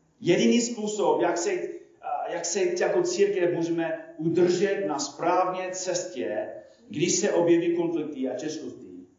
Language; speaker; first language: Czech; non-native, fluent; English